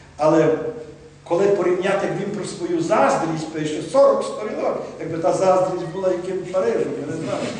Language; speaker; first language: Ukrainian; native; Ukrainian